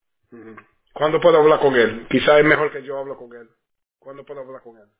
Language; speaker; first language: Spanish; early bilingual, heritage; Spanish